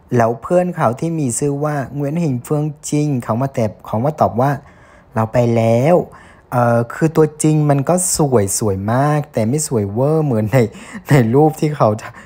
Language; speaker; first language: Thai; non-native, fluent; Vietnamese